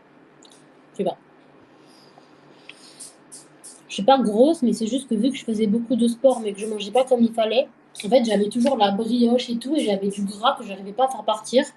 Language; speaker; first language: French; native; French